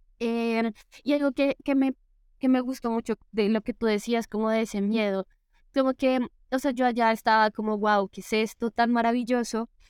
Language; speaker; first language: Spanish; native; Spanish